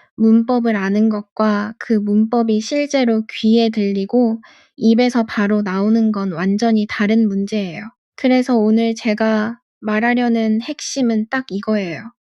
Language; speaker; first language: Korean; non-native, fluent; Arabic